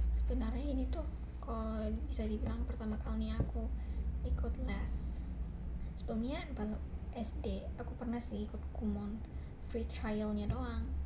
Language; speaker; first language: Indonesian; native; Indonesian